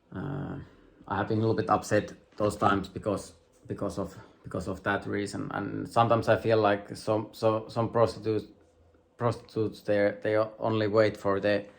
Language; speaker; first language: English; non-native, fluent; Finnish